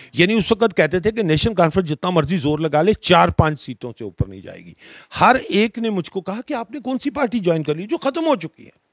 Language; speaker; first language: Hindi; non-native, local second language; Dogri